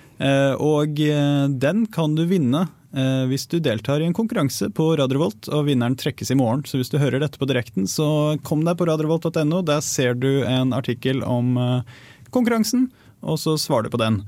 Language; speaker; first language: Norwegian; native; Norwegian